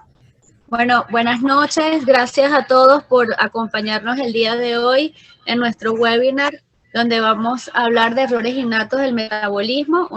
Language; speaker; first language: Spanish; native; Spanish